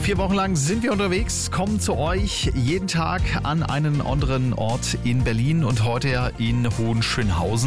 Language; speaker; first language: German; native; German